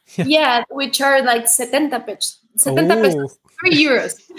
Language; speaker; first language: English; non-native, fluent; Spanish